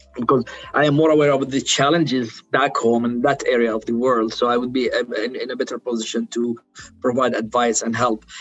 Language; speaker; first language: English; non-native, fluent; Arabic